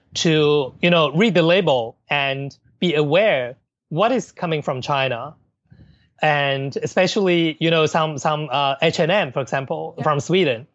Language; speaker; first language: English; non-native, local second language; Cantonese